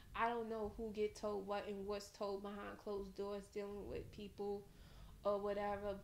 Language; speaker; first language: English; native; English